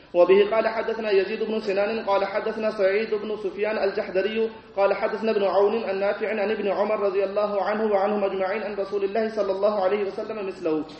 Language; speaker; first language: Arabic; non-native, fluent; Urdu